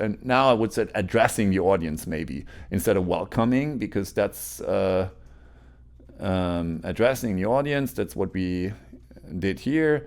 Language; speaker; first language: English; non-native, fluent; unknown